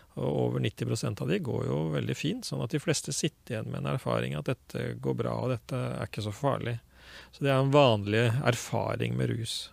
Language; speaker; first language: Norwegian; native; Norwegian